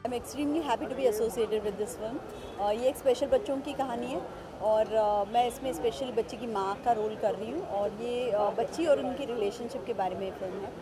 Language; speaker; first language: Hindi; native; Hindi